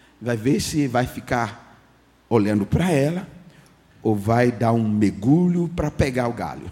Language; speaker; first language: Portuguese; non-native, fluent; English